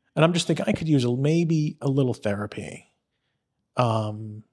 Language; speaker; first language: English; native; English